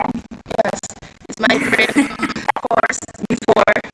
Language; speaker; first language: English; non-native, learner; Indonesian